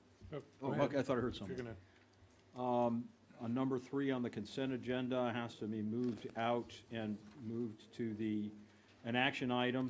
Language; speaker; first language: English; native; English